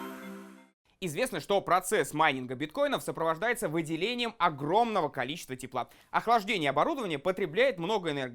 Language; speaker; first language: Russian; native; Russian